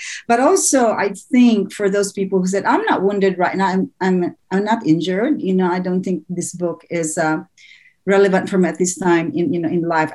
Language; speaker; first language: English; non-native, local second language; Filipino